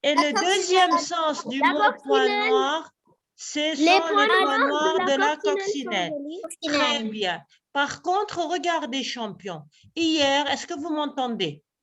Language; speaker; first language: French; non-native, local second language; Arabic